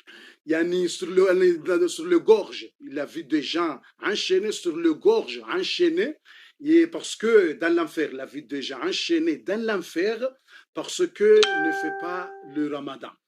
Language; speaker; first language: French; non-native, learner; Comorian